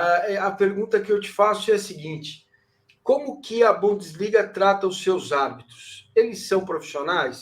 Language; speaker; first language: Portuguese; native; Portuguese